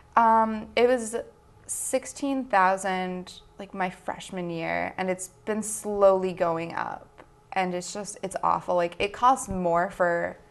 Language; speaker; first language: English; native; English